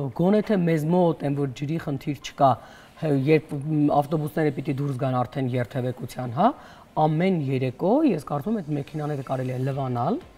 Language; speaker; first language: Armenian; native; Armenian